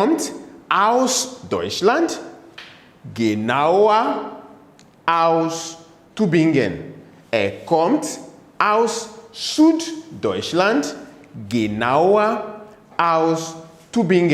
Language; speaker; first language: German; non-native, fluent; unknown